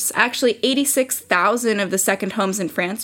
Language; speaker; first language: English; native; English